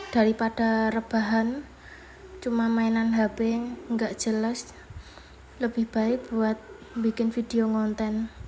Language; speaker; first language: Indonesian; non-native, local second language; Javanese